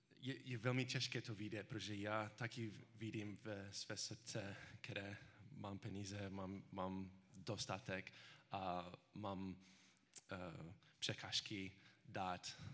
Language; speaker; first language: Czech; non-native, learner; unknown